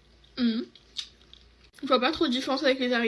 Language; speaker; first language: French; native; French